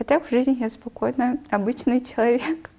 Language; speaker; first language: Russian; non-native, local second language; Kyrgyz